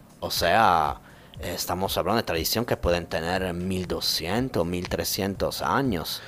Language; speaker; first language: Spanish; non-native, fluent; Italian